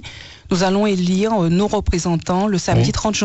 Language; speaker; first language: French; native; French